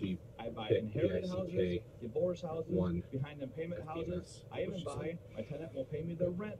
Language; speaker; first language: English; native; English